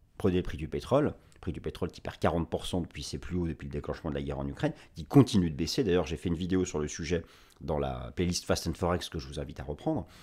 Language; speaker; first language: French; native; French